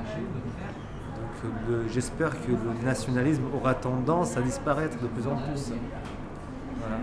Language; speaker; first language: French; early bilingual, other home language; Persian